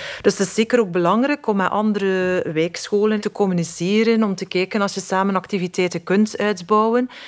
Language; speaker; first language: Dutch; native; Dutch